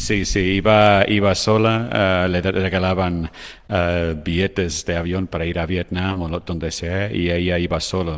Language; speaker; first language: Spanish; non-native, fluent; English